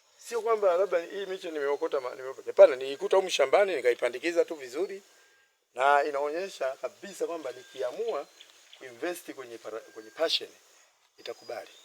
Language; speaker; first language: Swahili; native; Swahili